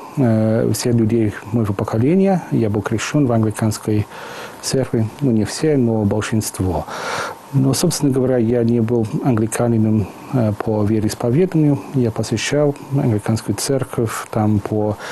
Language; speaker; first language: Russian; non-native, fluent; English